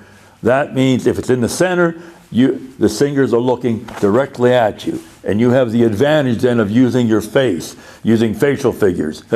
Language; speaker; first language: English; native; English